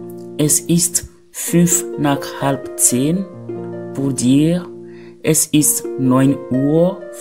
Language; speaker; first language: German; non-native, fluent; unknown